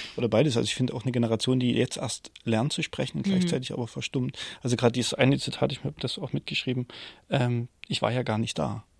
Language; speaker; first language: German; native; German